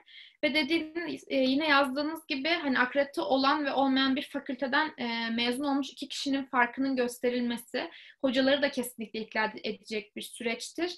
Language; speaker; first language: Turkish; native; Turkish